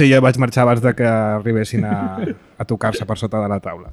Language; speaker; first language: Catalan; native; Catalan